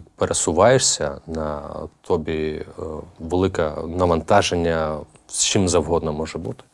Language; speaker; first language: Ukrainian; native; Ukrainian